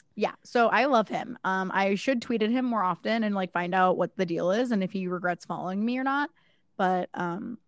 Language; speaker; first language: English; native; English